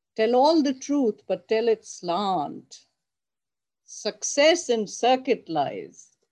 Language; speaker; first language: English; non-native, local second language; Urdu